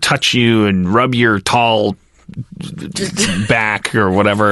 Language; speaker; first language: English; native; English